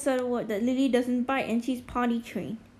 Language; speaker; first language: English; native; English